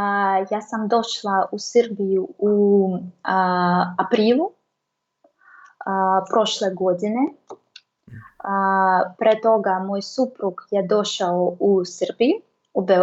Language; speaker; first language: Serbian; non-native, learner; Russian